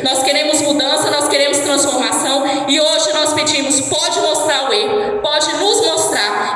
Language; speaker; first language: Portuguese; native; Portuguese